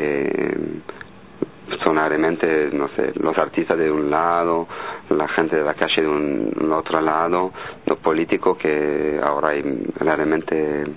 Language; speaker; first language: Spanish; non-native, fluent; French